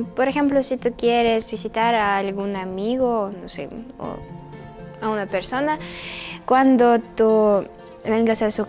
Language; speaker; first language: Spanish; non-native, learner; Russian